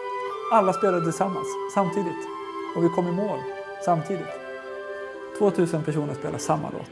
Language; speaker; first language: Swedish; native; Swedish